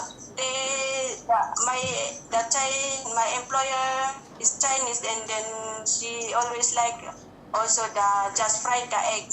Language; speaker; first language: English; non-native, learner; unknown